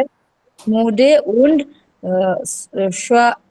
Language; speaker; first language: German; non-native, learner; Bangla